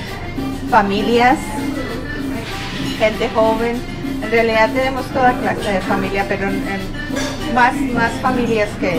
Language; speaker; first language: Spanish; early bilingual, other home language; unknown